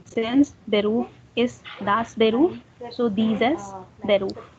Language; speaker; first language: German; non-native, learner; Hindi